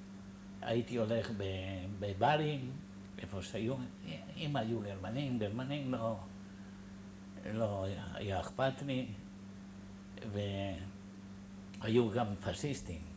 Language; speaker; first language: Hebrew; non-native, fluent; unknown